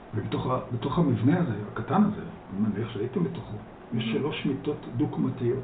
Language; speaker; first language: Hebrew; early bilingual, other home language; Dutch